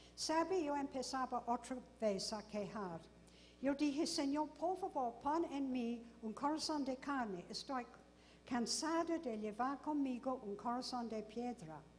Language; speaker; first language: Spanish; non-native, fluent; English